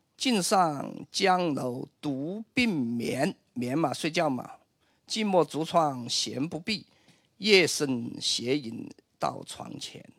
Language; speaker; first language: Chinese; native; Chinese